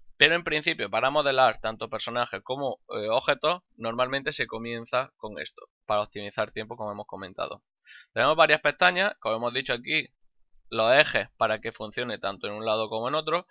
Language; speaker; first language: Spanish; native; Spanish